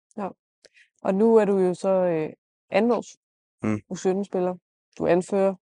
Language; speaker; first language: Danish; native; Danish